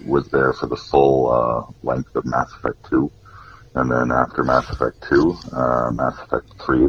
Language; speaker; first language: English; native; English